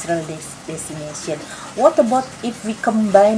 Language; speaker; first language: English; non-native, local second language; Indonesian